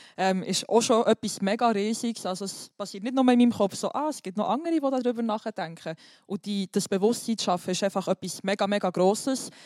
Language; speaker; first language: German; early bilingual, other home language; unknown